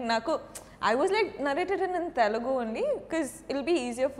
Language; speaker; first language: Telugu; non-native, learner; Kannada